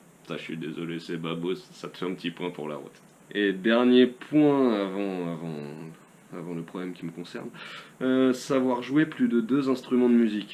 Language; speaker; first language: French; native; French